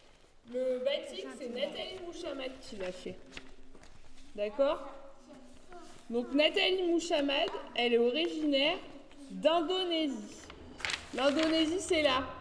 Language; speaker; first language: French; native; French